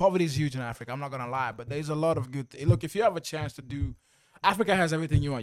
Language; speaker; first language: English; early bilingual, other home language; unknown